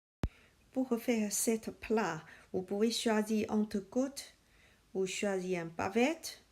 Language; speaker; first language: French; non-native, learner; Chinese